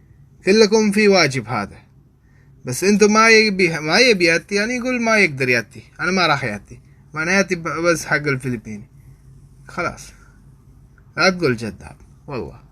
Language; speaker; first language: Arabic; non-native, learner; Tamil